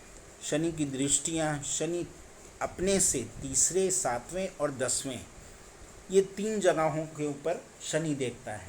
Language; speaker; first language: Hindi; native; Hindi